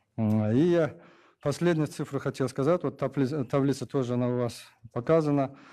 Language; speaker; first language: Russian; non-native, local second language; Kyrgyz